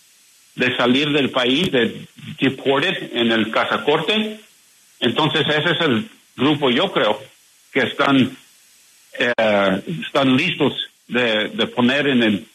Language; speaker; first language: Spanish; non-native, learner; English